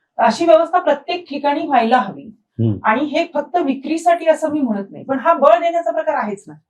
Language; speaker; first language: Marathi; native; Marathi